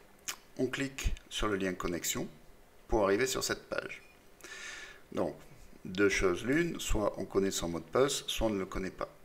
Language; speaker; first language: French; native; French